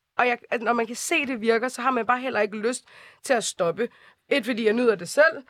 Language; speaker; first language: Danish; early bilingual, other home language; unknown